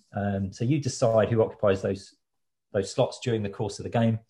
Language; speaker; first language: English; native; English